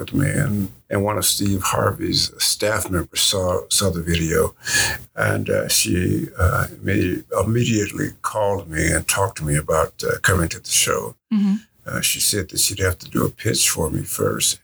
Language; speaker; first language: English; native; English